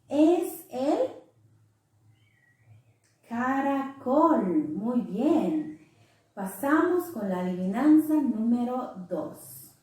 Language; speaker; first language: Spanish; non-native, local second language; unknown